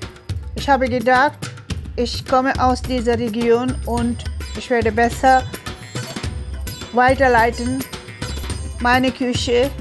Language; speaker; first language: German; non-native, learner; Tulu